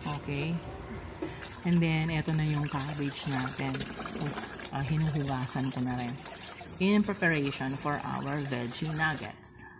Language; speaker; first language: Filipino; non-native, local second language; Pampanga